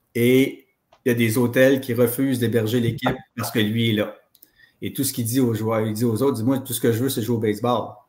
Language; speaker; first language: French; native; French